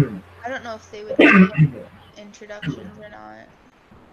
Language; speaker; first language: English; native; English